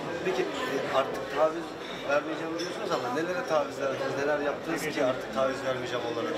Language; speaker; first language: Turkish; native; Turkish